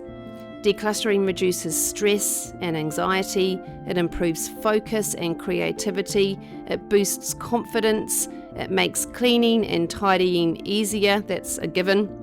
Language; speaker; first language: English; native; English